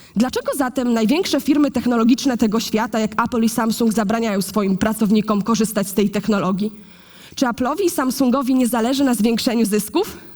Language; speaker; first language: Polish; native; Polish